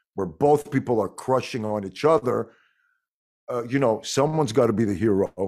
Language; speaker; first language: English; non-native, fluent; French